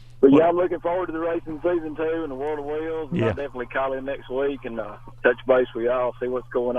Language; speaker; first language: English; native; English